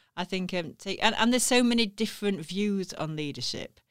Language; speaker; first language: English; native; English